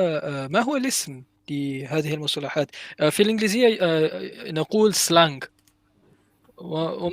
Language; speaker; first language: Arabic; non-native, learner; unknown